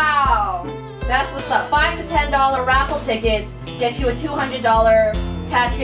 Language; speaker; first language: English; native; English